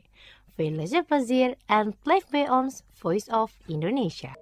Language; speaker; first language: Dutch; non-native, fluent; Indonesian